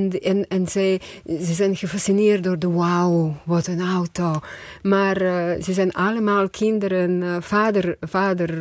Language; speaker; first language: Dutch; non-native, fluent; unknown